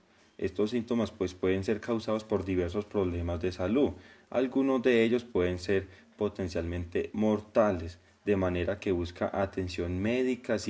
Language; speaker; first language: Spanish; native; Spanish